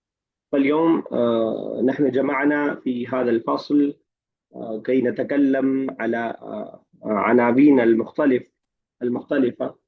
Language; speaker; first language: Arabic; non-native, fluent; Urdu